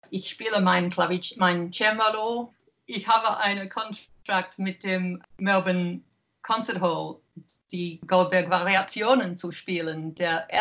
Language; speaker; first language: German; non-native, learner; English